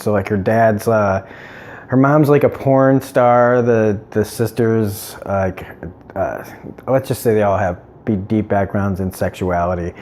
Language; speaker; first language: English; native; English